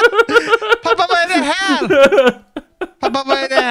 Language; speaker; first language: Swedish; native; Swedish